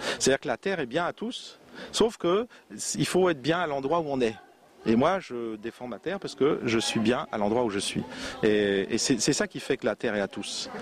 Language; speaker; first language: French; non-native, local second language; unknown